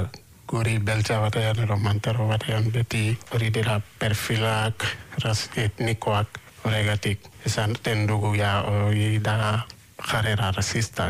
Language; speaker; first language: Basque; non-native, learner; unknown